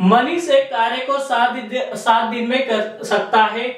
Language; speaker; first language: Hindi; non-native, local second language; Marathi